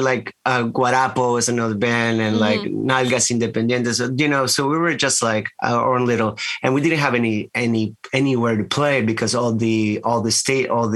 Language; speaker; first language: English; non-native, fluent; Spanish